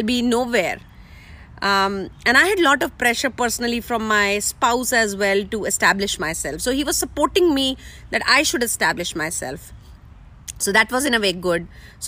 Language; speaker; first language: English; non-native, local second language; Hindi